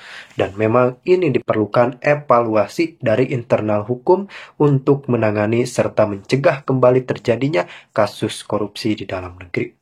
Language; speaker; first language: Indonesian; native; Indonesian